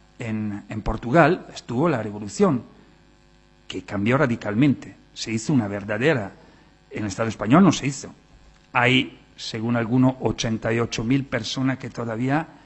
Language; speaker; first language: Spanish; non-native, fluent; Italian